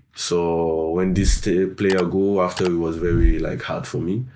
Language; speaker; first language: English; non-native, fluent; French